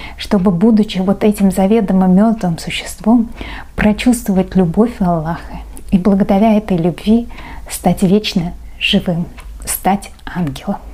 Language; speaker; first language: Russian; non-native, local second language; Uzbek